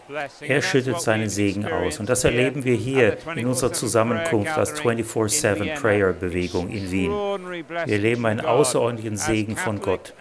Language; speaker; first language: German; native; German